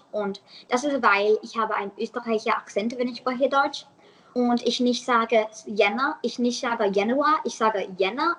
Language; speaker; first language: German; non-native, learner; English